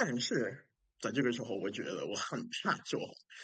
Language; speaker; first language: Chinese; non-native, fluent; English